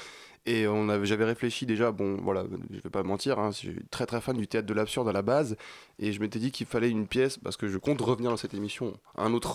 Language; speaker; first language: French; native; French